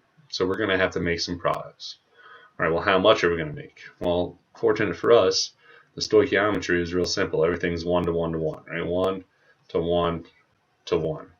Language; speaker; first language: English; native; English